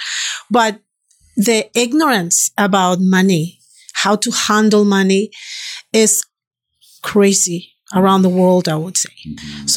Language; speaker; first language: English; non-native, fluent; Spanish